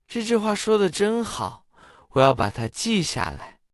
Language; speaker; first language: Chinese; non-native, fluent; English